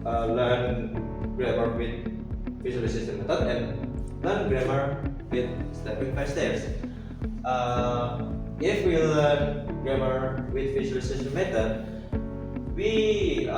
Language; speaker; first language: English; non-native, learner; Indonesian